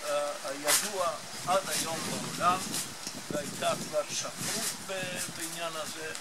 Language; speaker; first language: Hebrew; non-native, fluent; Italian